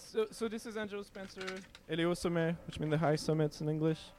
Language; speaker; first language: English; non-native, fluent; French